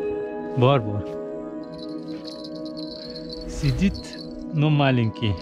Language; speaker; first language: Russian; non-native, local second language; Uzbek